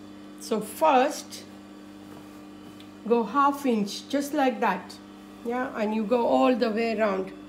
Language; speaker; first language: English; non-native, fluent; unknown